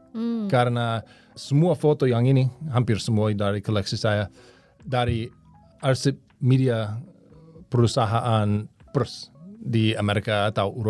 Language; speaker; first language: Indonesian; non-native, learner; English